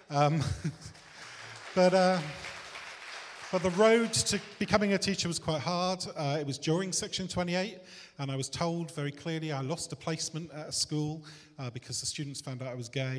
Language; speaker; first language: English; native; English